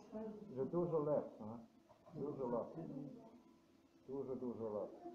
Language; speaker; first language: Polish; non-native, learner; Croatian